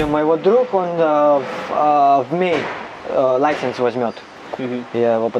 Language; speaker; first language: Russian; non-native, learner; Cantonese